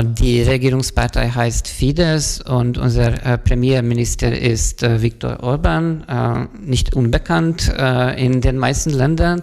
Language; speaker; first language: German; non-native, fluent; Hungarian